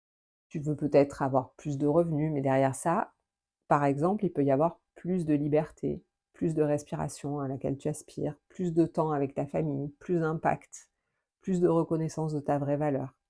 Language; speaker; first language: French; native; French